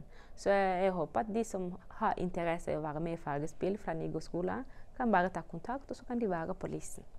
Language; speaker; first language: Norwegian; early bilingual, other home language; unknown